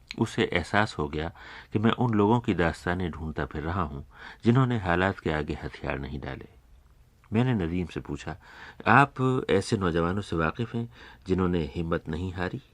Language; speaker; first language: Urdu; native; Urdu